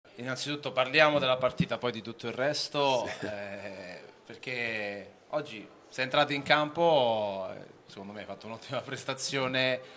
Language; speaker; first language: Italian; native; Italian